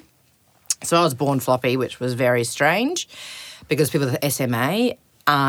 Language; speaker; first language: English; native; English